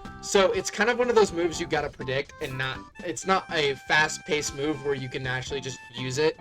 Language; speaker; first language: English; native; English